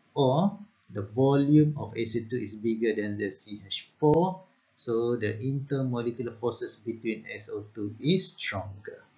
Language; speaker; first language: English; non-native, local second language; Malay